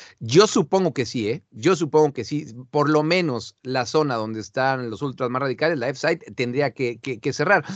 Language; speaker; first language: Spanish; native; Spanish